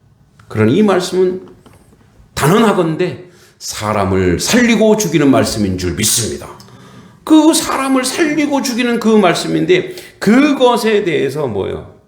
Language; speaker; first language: Korean; native; Korean